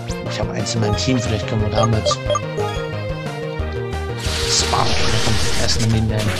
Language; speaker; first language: German; native; German